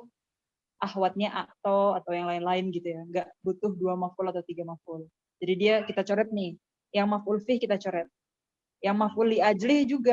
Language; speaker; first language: Indonesian; native; Indonesian